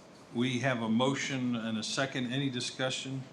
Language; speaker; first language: English; native; English